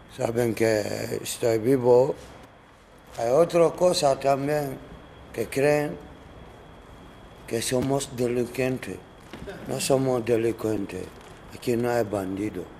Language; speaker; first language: Spanish; non-native, learner; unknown